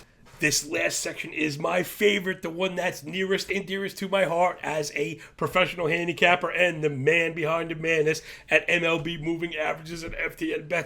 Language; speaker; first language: English; native; English